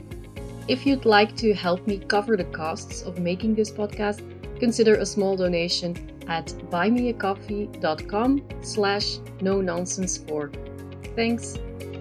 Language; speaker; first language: English; non-native, fluent; Dutch